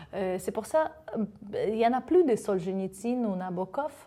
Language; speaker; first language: French; non-native, fluent; Russian